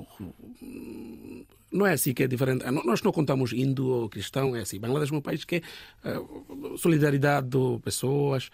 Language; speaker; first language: Portuguese; non-native, learner; Bangla